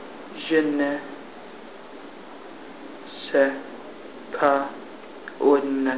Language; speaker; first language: French; non-native, learner; English